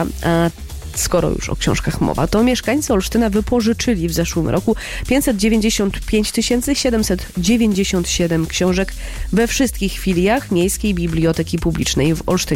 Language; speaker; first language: Polish; native; Polish